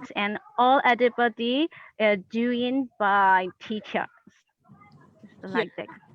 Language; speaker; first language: English; non-native, learner; Burmese